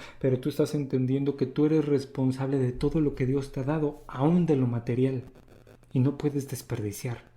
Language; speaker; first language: Spanish; native; Spanish